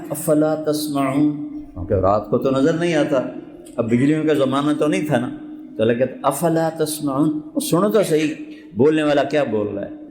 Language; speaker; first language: Urdu; non-native, local second language; Punjabi